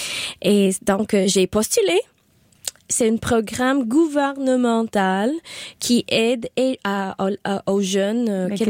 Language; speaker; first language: French; non-native, learner; English